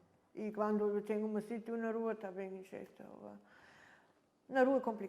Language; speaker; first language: Portuguese; non-native, learner; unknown